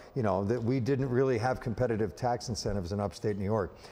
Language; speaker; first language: English; native; English